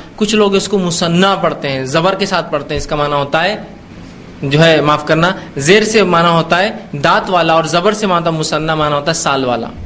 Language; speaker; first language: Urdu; native; Urdu